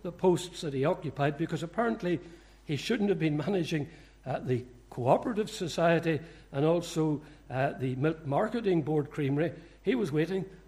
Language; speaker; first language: English; native; English